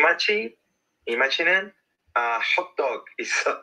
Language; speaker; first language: Korean; non-native, learner; English